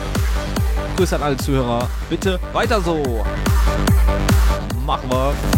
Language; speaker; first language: German; native; German